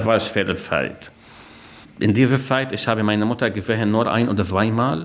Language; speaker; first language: German; non-native, learner; Arabic